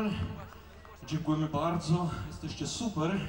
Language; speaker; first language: Polish; non-native, learner; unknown